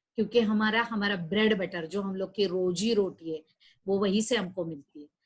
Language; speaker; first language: Hindi; non-native, local second language; Marathi